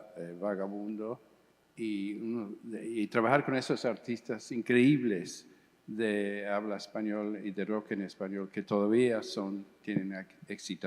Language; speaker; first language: Spanish; early bilingual, heritage; English